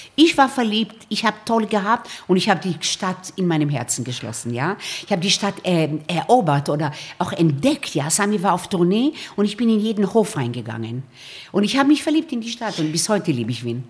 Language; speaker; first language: German; early bilingual, other home language; Romanian